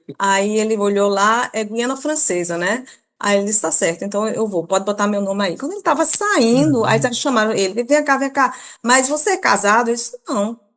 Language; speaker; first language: Portuguese; early bilingual, other home language; Persian